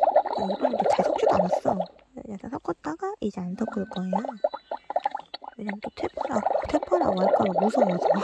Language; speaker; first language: Korean; native; Korean